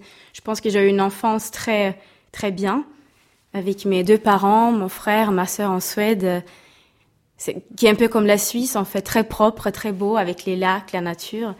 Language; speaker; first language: French; non-native, fluent; Swedish